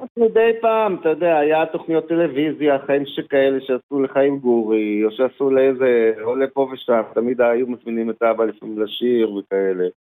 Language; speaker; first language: Hebrew; native; Hebrew